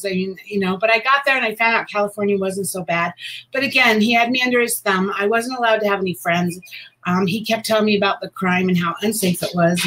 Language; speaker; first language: English; native; English